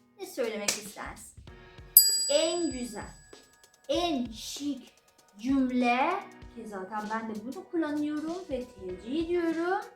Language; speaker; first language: Turkish; non-native, fluent; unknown